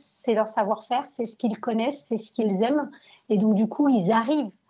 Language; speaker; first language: French; early bilingual, other home language; Arabic